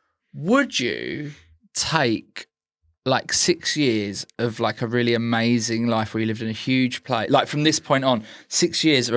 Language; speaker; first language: English; native; English